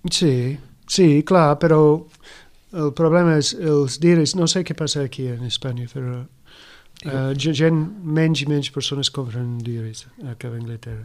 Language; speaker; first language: Catalan; non-native, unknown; English